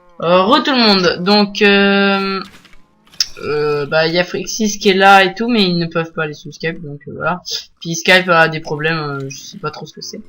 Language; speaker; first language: French; native; French